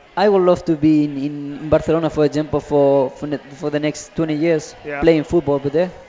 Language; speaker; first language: English; non-native, learner; Catalan